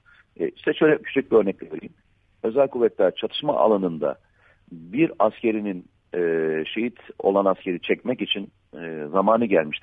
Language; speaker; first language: Turkish; native; Turkish